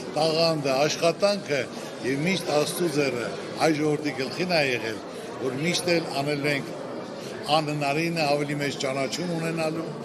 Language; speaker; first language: Armenian; native; Armenian